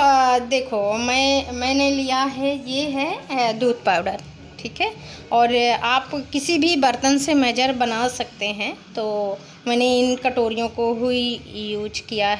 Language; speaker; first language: Hindi; native; Hindi